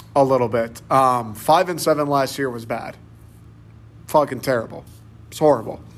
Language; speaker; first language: English; native; English